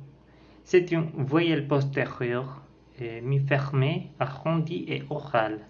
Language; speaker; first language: French; non-native, learner; Spanish